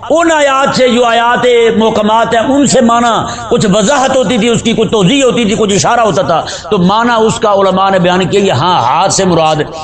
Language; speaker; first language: Urdu; native; Urdu